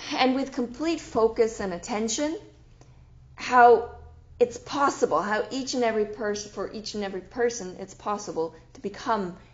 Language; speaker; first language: English; non-native, fluent; German